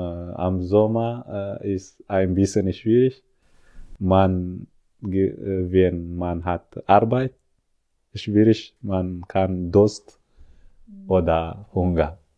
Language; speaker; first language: German; non-native, learner; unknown